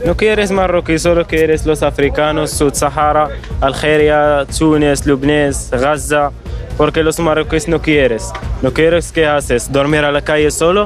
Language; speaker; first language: Spanish; non-native, learner; Arabic